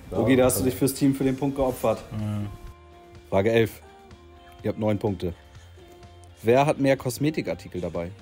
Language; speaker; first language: German; native; German